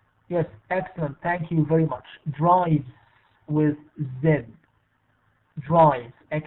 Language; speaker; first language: English; non-native, fluent; Arabic